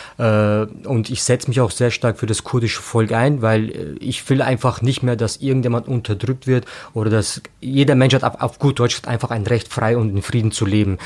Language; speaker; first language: German; early bilingual, other home language; Turkish